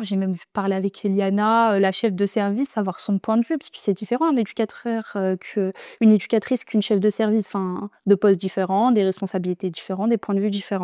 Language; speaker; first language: French; native; French